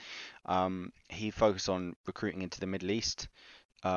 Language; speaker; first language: English; native; English